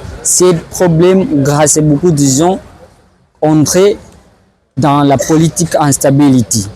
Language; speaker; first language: French; non-native, learner; Swahili